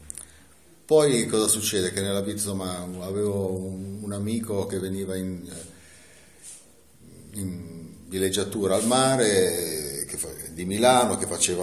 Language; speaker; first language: Italian; native; Italian